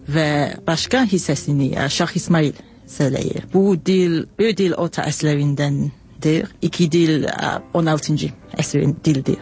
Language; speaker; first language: Azerbaijani; non-native, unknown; English